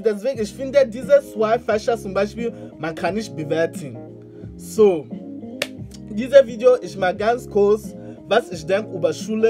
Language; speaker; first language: German; non-native, learner; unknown